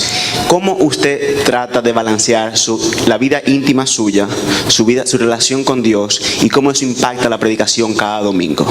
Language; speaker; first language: Spanish; native; Spanish